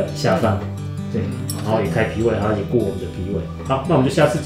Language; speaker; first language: Chinese; native; Chinese